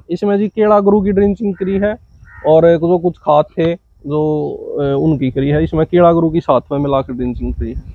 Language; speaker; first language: Hindi; native; Hindi